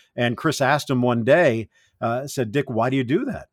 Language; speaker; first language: English; native; English